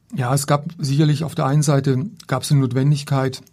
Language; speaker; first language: German; native; German